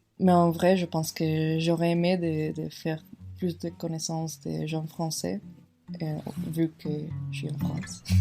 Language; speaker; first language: French; non-native, fluent; Spanish